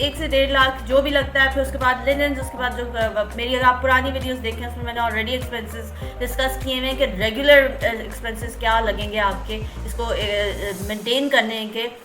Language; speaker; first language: Urdu; native; Urdu